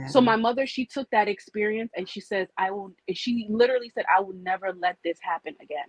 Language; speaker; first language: English; native; English